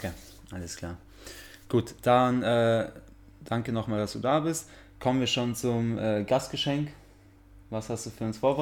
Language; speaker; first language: German; native; German